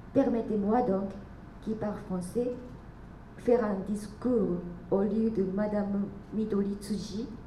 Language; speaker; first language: French; non-native, learner; Japanese